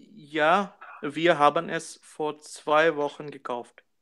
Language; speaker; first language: German; non-native, learner; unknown